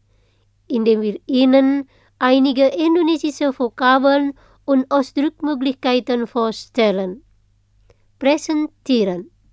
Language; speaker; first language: German; non-native, fluent; Indonesian